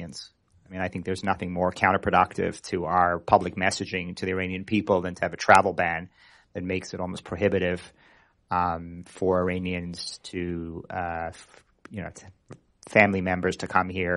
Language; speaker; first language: English; native; English